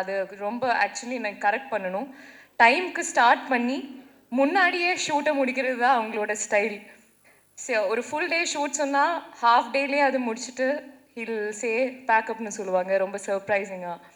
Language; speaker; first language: Tamil; non-native, fluent; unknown